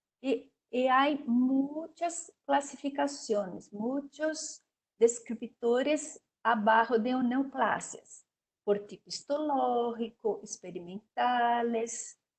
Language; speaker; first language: Spanish; non-native, learner; Portuguese